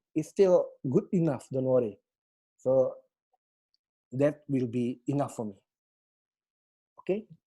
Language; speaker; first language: English; non-native, learner; Indonesian